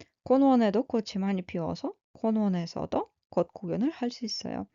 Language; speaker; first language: Korean; non-native, fluent; Russian